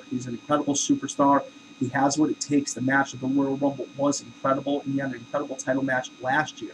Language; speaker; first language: English; native; English